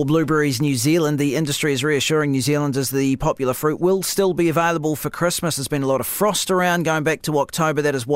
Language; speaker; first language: English; native; English